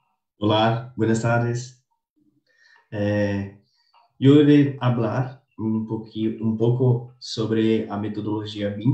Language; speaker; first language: Spanish; non-native, learner; Portuguese